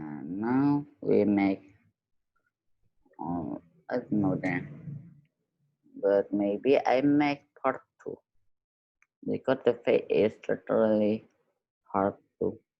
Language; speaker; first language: English; non-native, learner; Indonesian